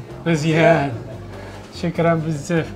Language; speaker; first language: Arabic; non-native, learner; Korean